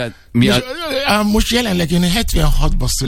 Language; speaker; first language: Hungarian; non-native, fluent; Yoruba